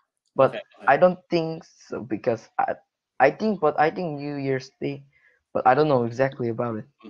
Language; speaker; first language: English; non-native, learner; Korean